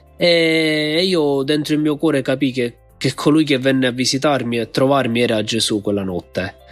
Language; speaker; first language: Italian; native; Italian